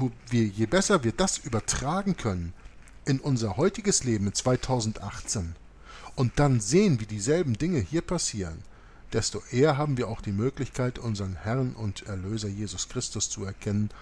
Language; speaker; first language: German; native; German